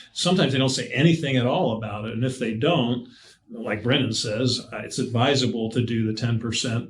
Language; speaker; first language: English; native; English